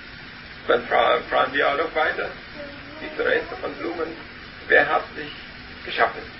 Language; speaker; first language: German; non-native, learner; Vietnamese